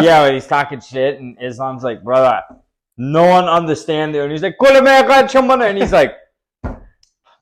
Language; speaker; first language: English; native; English